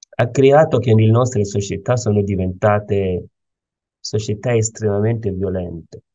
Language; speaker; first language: Italian; non-native, fluent; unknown